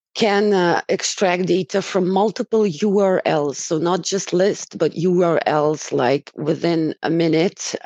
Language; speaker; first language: English; non-native, fluent; Romanian